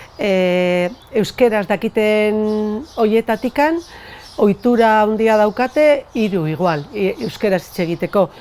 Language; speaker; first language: Basque; non-native, local second language; Spanish